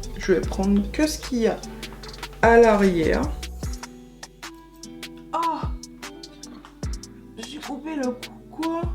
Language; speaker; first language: French; native; French